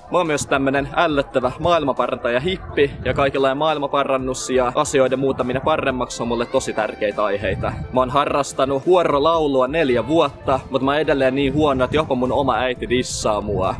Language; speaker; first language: Finnish; early bilingual, other home language; Russian